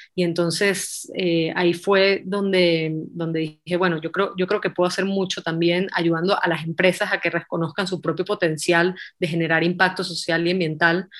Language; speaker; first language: Spanish; native; Spanish